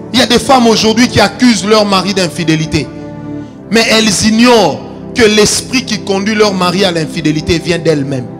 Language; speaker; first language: French; non-native, local second language; Lingala